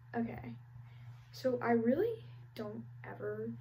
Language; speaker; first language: English; native; English